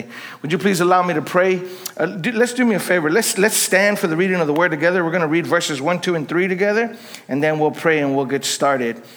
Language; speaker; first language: English; native; English